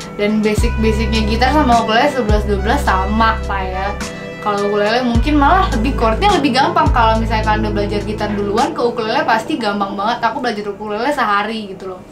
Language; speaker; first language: Indonesian; non-native, local second language; English